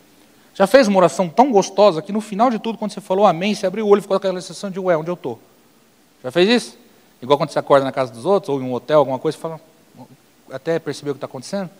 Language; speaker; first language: Portuguese; native; Portuguese